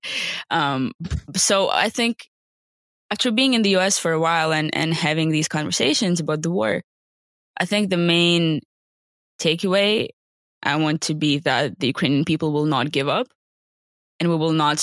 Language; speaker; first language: English; non-native, fluent; Ukrainian